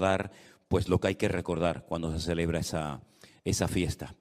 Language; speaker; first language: Spanish; native; Spanish